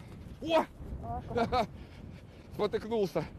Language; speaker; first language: Russian; native; Russian